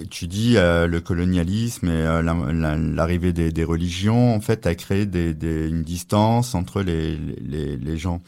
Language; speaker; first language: French; native; French